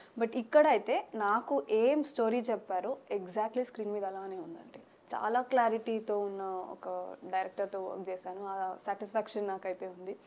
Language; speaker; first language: Telugu; early bilingual, heritage; Telugu